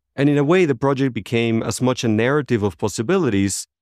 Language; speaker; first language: English; non-native, fluent; Spanish